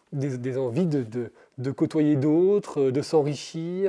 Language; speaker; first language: French; native; French